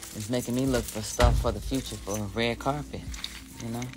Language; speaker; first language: English; native; English